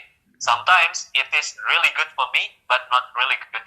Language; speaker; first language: English; non-native, fluent; Indonesian